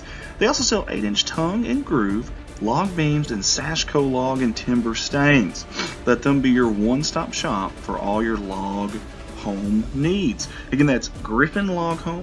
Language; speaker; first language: English; native; English